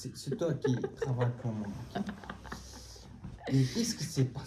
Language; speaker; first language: French; non-native, learner; Tibetan